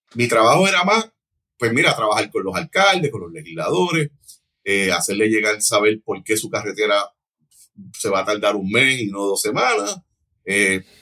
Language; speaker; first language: Spanish; native; Spanish